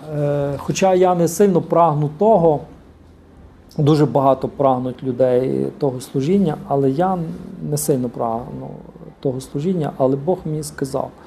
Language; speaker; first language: Ukrainian; native; Ukrainian